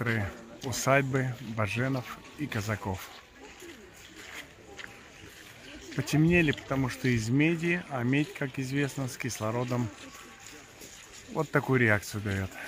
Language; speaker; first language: Russian; native; Russian